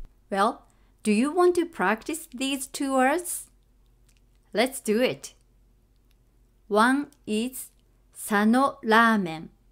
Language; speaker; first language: English; non-native, fluent; Japanese